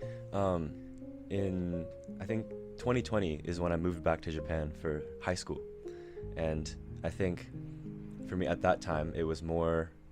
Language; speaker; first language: English; early bilingual, other home language; Japanese